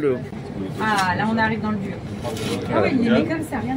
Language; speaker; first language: French; native; French